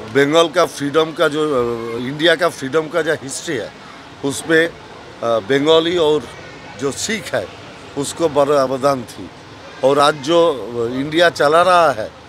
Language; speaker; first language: Hindi; non-native, local second language; Bangla